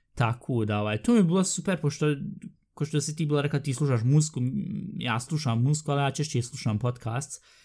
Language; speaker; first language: Bosnian; early bilingual, heritage; Bosnian